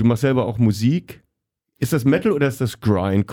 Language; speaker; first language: German; native; German